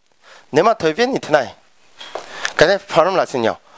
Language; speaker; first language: Vietnamese; non-native, fluent; Korean